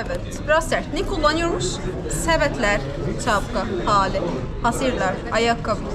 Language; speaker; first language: Turkish; non-native, learner; Arabic